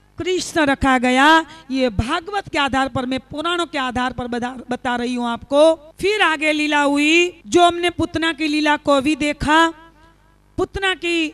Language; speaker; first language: Hindi; non-native, local second language; Gujarati